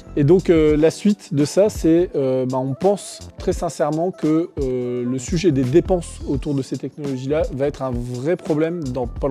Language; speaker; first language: French; native; French